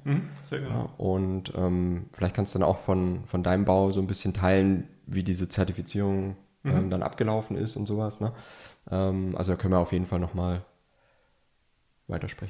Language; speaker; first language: German; native; German